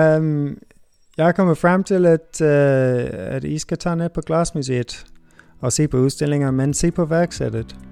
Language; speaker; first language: Danish; non-native, fluent; English